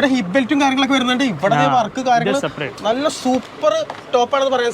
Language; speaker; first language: Malayalam; native; Malayalam